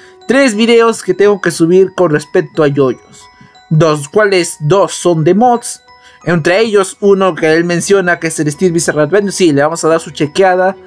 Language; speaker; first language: Spanish; native; Spanish